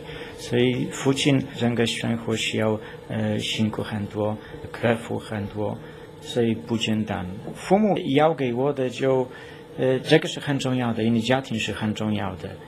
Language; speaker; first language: Chinese; non-native, learner; Polish